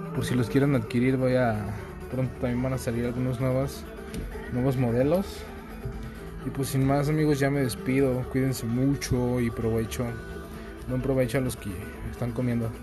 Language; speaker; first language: Spanish; native; Spanish